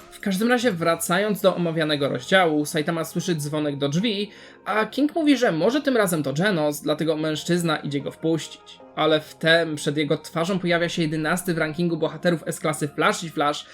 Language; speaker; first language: Polish; native; Polish